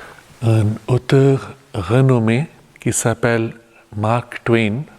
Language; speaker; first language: French; non-native, fluent; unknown